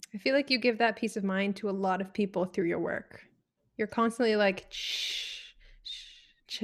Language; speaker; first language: English; early bilingual, other home language; Spanish